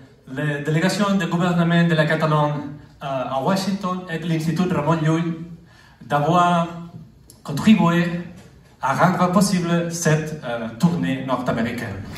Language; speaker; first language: French; non-native, learner; Catalan